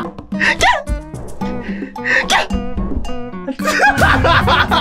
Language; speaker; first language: Japanese; native; Japanese